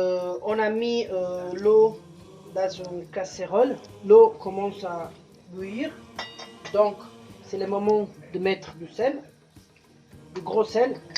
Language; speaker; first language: French; non-native, fluent; Italian